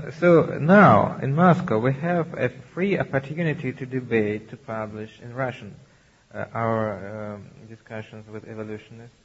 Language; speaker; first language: English; non-native, learner; Russian